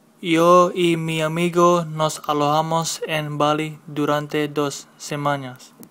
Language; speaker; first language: Spanish; non-native, learner; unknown